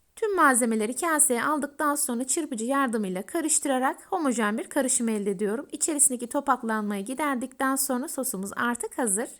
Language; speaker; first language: Turkish; native; Turkish